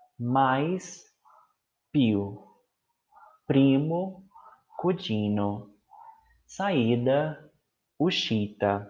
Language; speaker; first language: Italian; non-native, learner; Portuguese